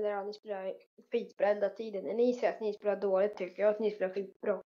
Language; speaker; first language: Swedish; early bilingual, other home language; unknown